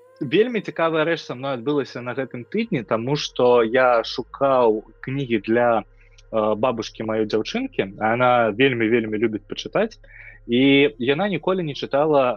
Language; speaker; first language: Belarusian; non-native, local second language; Russian